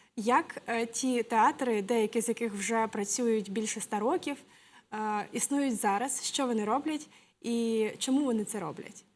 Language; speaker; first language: Ukrainian; native; Ukrainian